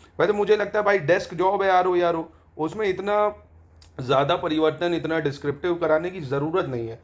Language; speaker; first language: Hindi; native; Hindi